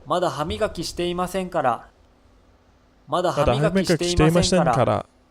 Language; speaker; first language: Japanese; non-native, learner; English